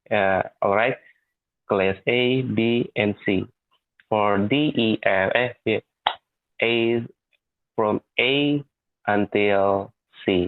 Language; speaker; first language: English; non-native, learner; Indonesian